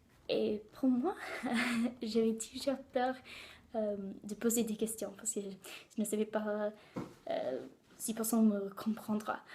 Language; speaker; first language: French; non-native, learner; English